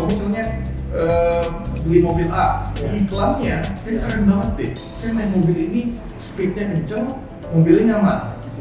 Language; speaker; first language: Indonesian; native; Indonesian